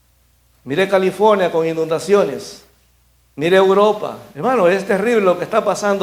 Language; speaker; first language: Spanish; native; Spanish